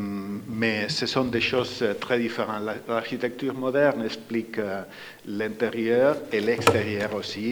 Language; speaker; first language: French; non-native, fluent; Spanish